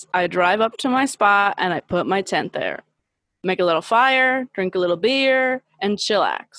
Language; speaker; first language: English; early bilingual, other home language; Spanish